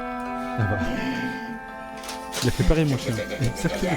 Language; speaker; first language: French; native; French